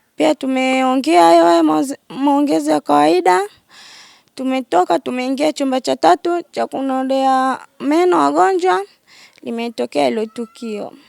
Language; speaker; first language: Swahili; native; Swahili